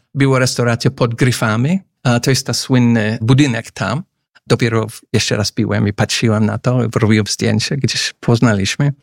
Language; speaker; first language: Polish; non-native, fluent; English